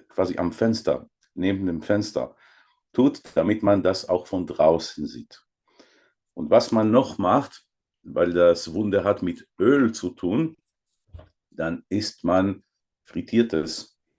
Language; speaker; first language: German; non-native, fluent; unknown